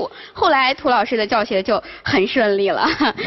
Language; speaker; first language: Chinese; native; Chinese